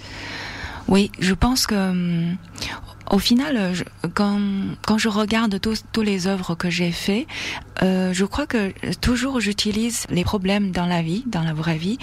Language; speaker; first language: French; non-native, fluent; Chinese